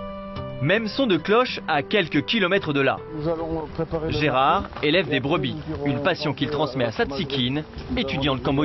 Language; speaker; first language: French; native; French